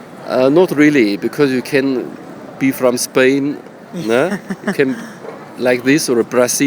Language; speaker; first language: English; non-native, learner; German